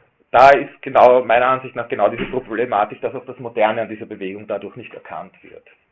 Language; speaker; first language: German; native; German